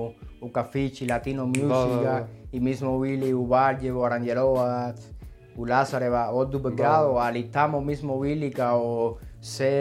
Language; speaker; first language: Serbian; non-native, learner; Spanish